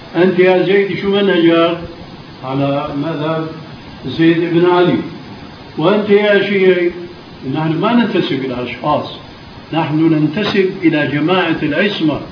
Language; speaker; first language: Arabic; early bilingual, other home language; Albanian